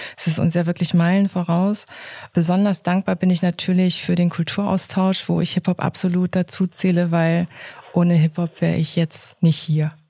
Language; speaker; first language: German; early bilingual, other home language; Korean